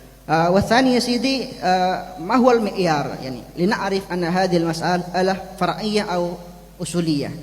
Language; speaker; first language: Arabic; non-native, fluent; Indonesian